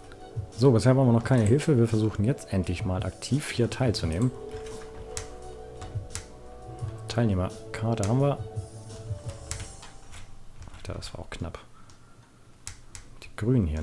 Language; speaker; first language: German; native; German